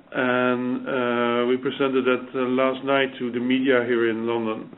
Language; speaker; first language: English; non-native, fluent; Dutch